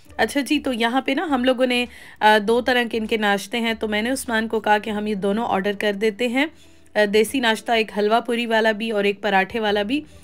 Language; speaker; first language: Urdu; native; Urdu